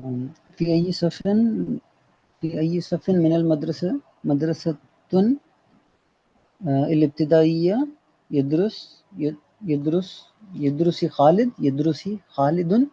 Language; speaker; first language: Arabic; non-native, learner; Urdu